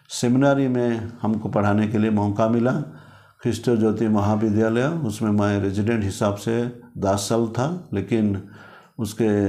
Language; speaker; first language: Hindi; non-native, local second language; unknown